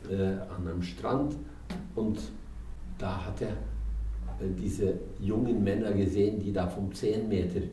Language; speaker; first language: German; non-native, fluent; Norwegian